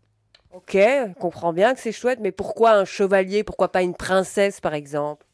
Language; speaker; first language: French; native; French